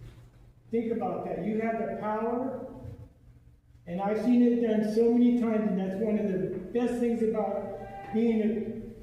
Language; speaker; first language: English; native; English